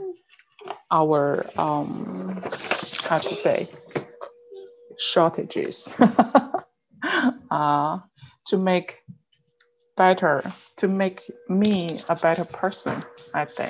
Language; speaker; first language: English; non-native, fluent; Chinese